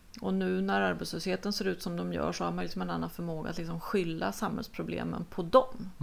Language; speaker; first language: Swedish; early bilingual, other home language; Spanish